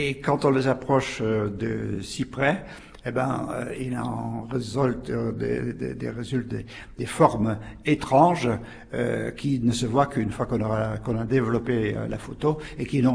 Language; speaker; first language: French; native; French